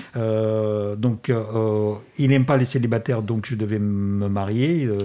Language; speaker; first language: French; non-native, fluent; Russian